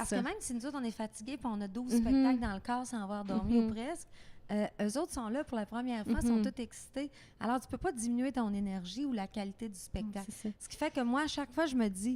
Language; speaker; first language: French; native; French